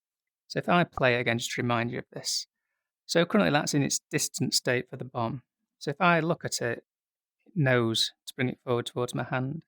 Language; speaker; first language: English; native; English